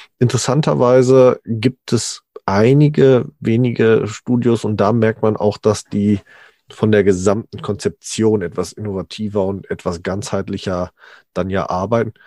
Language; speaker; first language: German; early bilingual, other home language; Italian